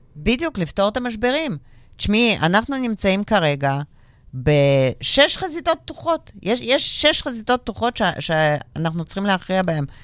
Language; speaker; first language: Hebrew; non-native, fluent; Russian